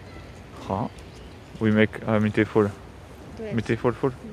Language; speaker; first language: English; non-native, learner; French